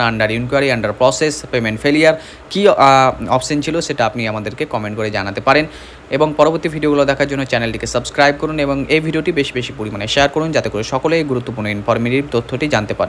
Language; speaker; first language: Bangla; native; Bangla